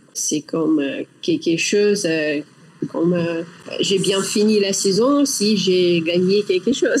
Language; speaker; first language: French; non-native, learner; Russian